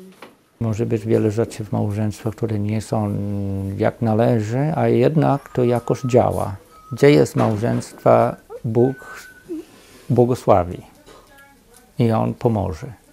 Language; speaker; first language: Polish; non-native, fluent; English